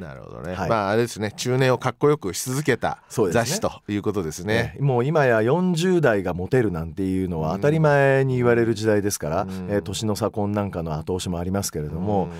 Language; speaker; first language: Japanese; native; Japanese